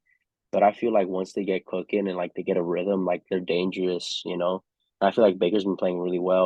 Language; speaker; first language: English; native; English